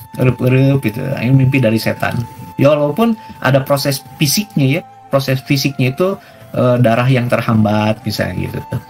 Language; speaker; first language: Indonesian; non-native, local second language; Sundanese